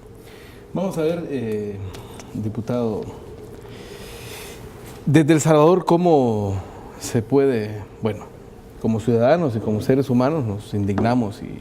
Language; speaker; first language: Spanish; native; Spanish